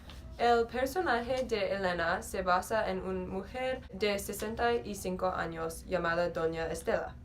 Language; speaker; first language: Spanish; non-native, learner; English